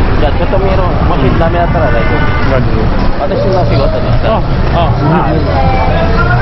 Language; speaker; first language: Japanese; non-native, learner; Filipino